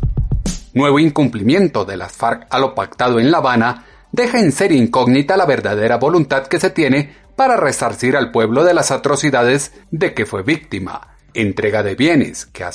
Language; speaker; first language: Spanish; native; Spanish